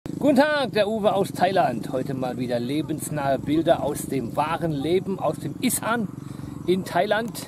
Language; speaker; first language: German; native; German